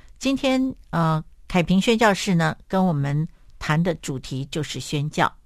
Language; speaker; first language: Chinese; native; Chinese